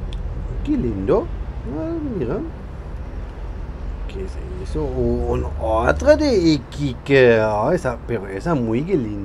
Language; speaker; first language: Spanish; non-native, learner; English